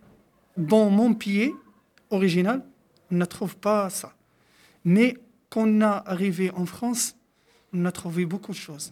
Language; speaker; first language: French; non-native, local second language; Arabic